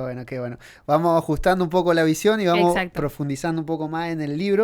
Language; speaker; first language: Spanish; native; Spanish